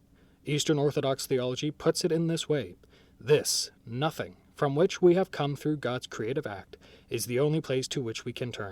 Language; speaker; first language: English; native; English